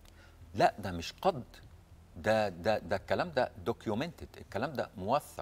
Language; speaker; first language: Arabic; native; Arabic